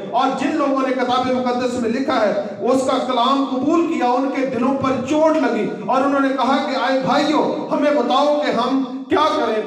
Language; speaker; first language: Urdu; non-native, local second language; Punjabi